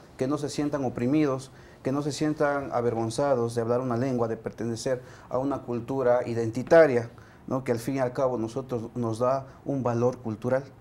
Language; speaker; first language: Spanish; non-native, local second language; Zapotec